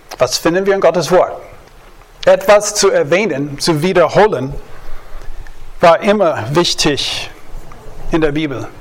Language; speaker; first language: German; non-native, fluent; English